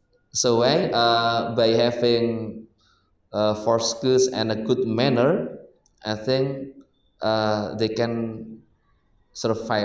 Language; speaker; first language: English; non-native, learner; Indonesian